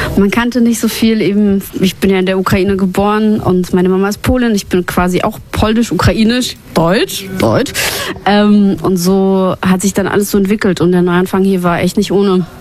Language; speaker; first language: German; early bilingual, other home language; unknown